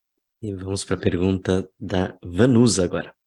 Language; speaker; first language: Portuguese; native; Portuguese